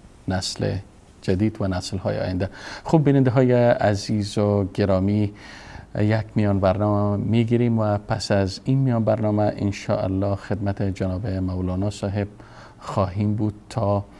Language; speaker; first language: Persian; native; Persian